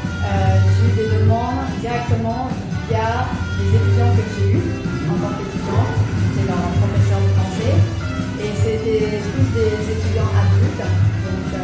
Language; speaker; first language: French; early bilingual, other home language; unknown